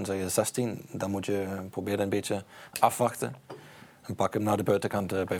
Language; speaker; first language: Dutch; non-native, fluent; Danish